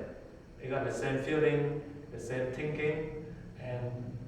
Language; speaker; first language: English; non-native, learner; Vietnamese